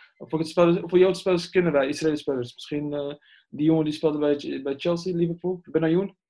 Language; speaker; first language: Dutch; early bilingual, other home language; Arabic